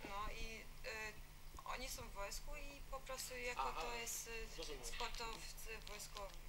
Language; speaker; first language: Polish; early bilingual, heritage; Polish